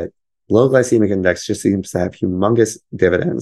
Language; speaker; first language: English; native; English